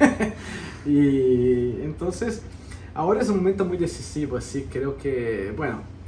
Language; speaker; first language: Spanish; early bilingual, heritage; Spanish